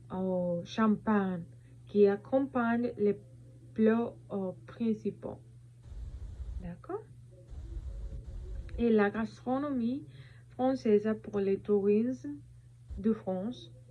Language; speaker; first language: French; non-native, learner; Spanish